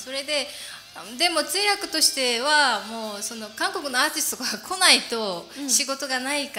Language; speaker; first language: Japanese; non-native, fluent; Korean